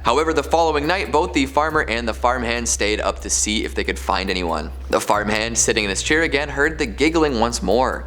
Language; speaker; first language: English; native; English